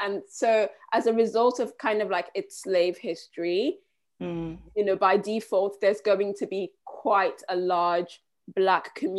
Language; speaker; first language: English; native; English